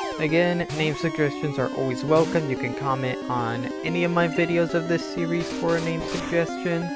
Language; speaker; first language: English; native; English